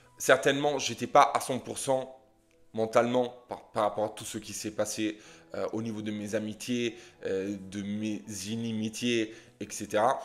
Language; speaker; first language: French; non-native, fluent; Italian